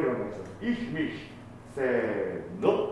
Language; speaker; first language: Japanese; native; Japanese